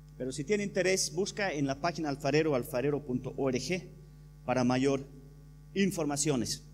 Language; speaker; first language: Spanish; non-native, fluent; English